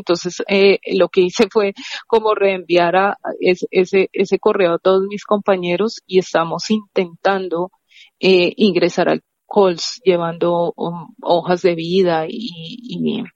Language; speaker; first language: Spanish; native; Spanish